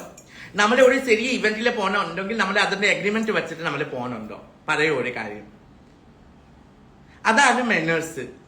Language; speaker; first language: Malayalam; non-native, learner; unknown